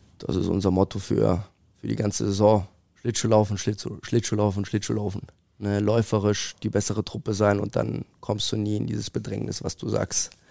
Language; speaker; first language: German; native; German